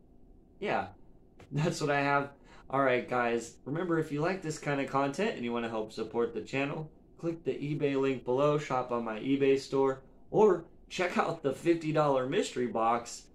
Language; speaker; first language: English; native; English